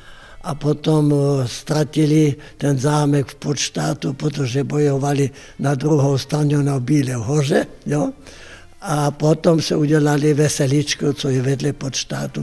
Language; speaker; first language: Czech; non-native, fluent; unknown